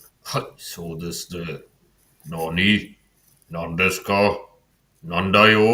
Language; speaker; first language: Japanese; non-native, learner; Swedish